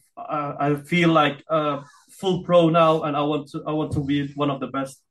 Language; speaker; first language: English; non-native, fluent; Filipino